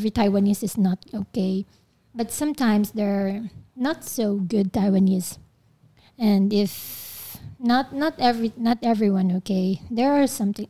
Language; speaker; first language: English; non-native, local second language; Filipino